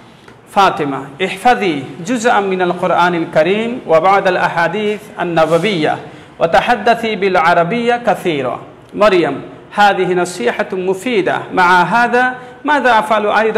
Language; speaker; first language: Arabic; non-native, fluent; Bangla